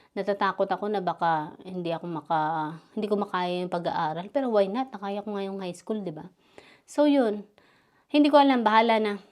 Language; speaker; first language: Filipino; native; Filipino